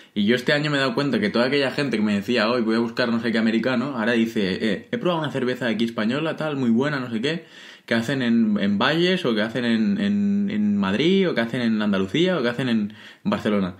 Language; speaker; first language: Spanish; native; Spanish